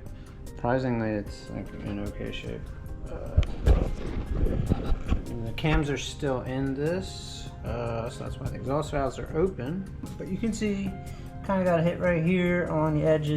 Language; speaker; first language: English; native; English